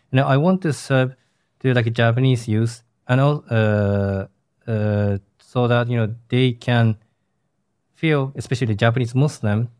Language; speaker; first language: English; non-native, fluent; Japanese